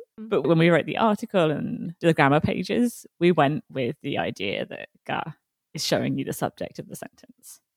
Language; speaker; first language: English; native; English